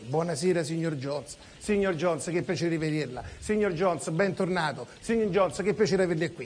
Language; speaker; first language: Italian; native; Italian